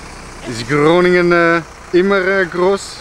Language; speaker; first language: German; non-native, learner; Dutch